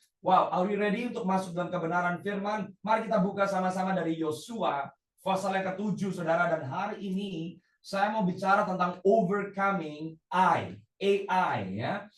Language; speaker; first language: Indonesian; native; Indonesian